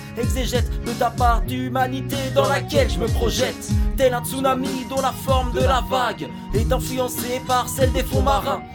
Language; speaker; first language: French; native; French